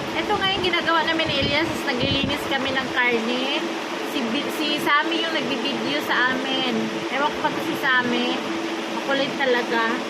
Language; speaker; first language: Filipino; native; Filipino